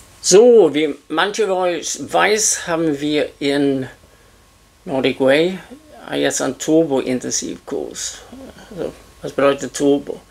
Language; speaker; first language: German; non-native, fluent; Swedish